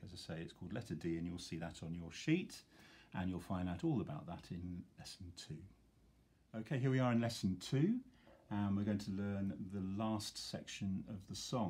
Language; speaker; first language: English; native; English